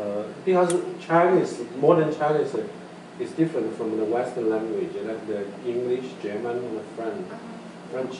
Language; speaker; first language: English; non-native, learner; Chinese